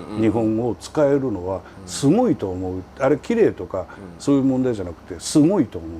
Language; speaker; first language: Japanese; native; Japanese